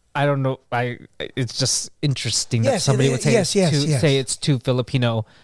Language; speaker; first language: English; native; English